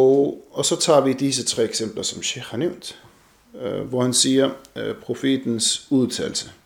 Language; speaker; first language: Danish; non-native, fluent; Arabic